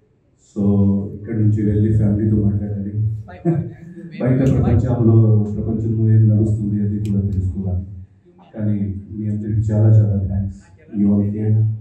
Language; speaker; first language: Telugu; non-native, fluent; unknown